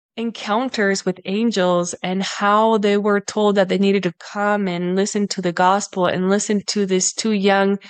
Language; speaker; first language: English; non-native, fluent; Spanish